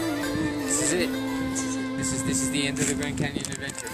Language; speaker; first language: English; native; English